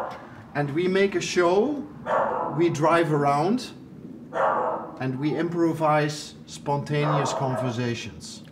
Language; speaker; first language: English; non-native, fluent; Dutch